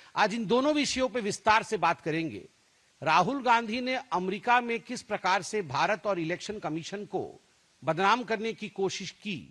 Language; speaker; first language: Hindi; non-native, local second language; Odia